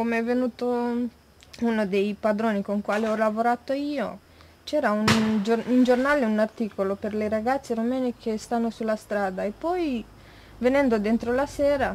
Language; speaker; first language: Italian; non-native, fluent; Romanian